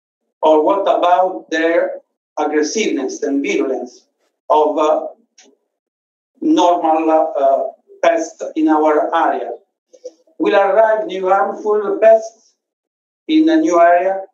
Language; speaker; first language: English; non-native, fluent; Italian